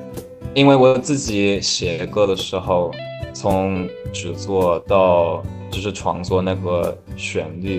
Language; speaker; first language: Chinese; non-native, fluent; English